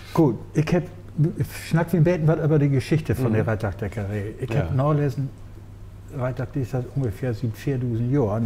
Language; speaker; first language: German; native; German